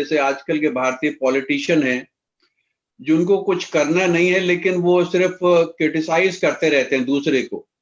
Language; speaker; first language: Hindi; native; Hindi